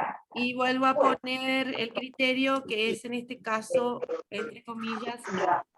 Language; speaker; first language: Spanish; native; Spanish